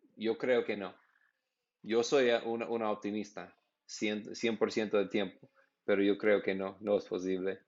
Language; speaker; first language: Spanish; non-native, learner; English